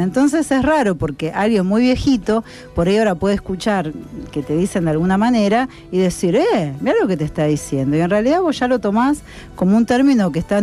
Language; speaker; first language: Spanish; native; Spanish